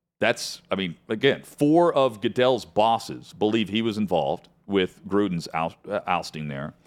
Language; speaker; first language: English; native; English